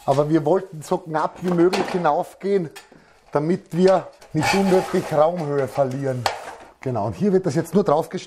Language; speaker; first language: German; native; German